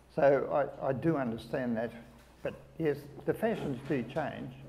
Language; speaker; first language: English; native; English